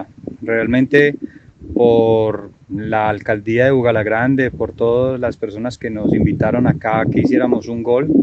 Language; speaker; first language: Spanish; native; Spanish